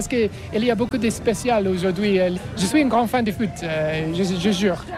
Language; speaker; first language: French; non-native, learner; English